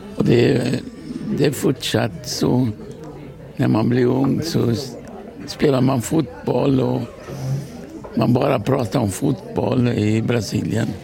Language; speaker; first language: Swedish; early bilingual, other home language; Portuguese